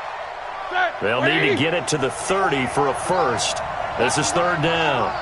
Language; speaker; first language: English; native; English